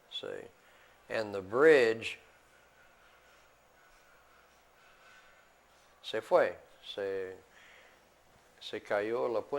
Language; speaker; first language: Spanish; non-native, fluent; English